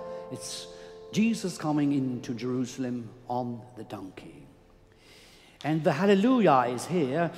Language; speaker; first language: English; non-native, fluent; German